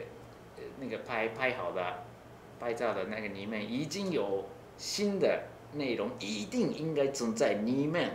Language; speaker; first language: Chinese; non-native, learner; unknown